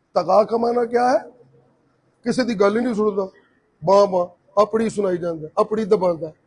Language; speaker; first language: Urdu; non-native, local second language; Punjabi